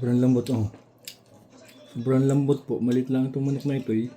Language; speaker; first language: Filipino; native; Filipino